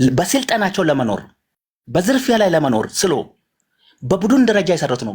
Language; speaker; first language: Amharic; non-native, local second language; Hadiyya